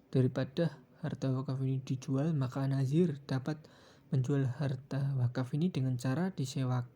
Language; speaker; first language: Indonesian; native; Indonesian